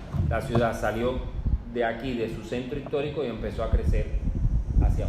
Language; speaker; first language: Spanish; native; Spanish